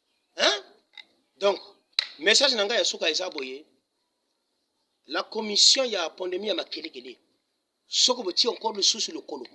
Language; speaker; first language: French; non-native, local second language; Lingala